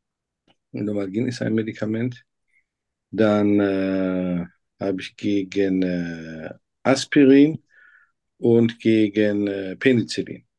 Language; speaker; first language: German; non-native, fluent; Turkish